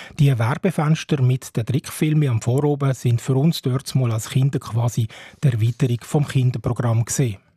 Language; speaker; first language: German; native; German